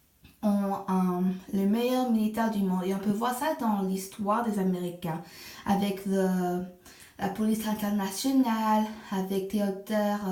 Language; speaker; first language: French; non-native, fluent; English